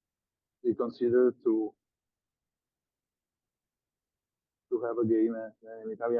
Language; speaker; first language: English; non-native, learner; Italian